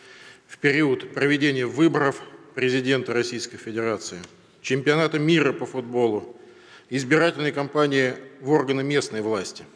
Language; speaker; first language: Russian; native; Russian